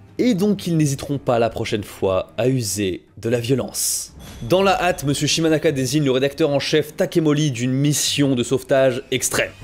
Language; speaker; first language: French; native; French